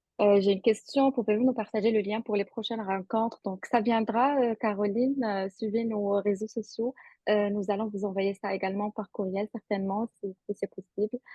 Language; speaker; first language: French; non-native, local second language; Arabic